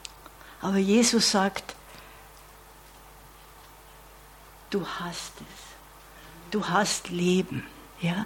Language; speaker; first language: German; non-native, fluent; English